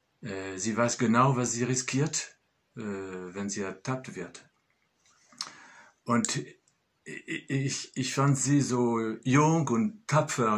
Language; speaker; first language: German; non-native, fluent; French